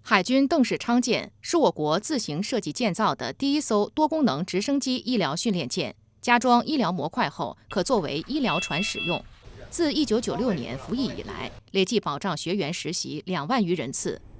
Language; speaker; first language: Chinese; native; Chinese